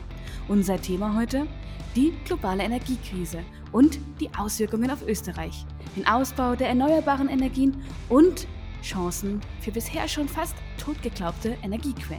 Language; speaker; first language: German; native; German